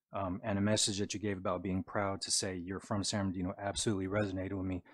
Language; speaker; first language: English; native; English